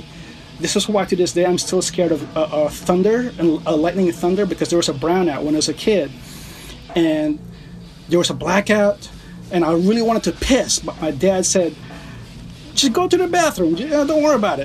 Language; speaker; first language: English; early bilingual, other home language; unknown